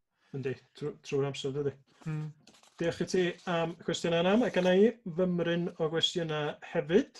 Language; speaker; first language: Welsh; native; Welsh